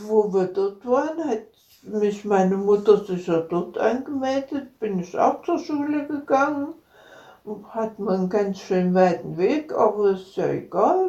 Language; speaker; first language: German; native; German